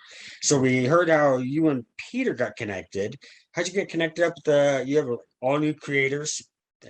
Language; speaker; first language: English; native; English